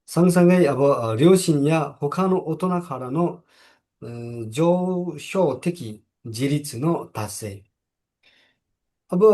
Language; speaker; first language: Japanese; non-native, fluent; Nepali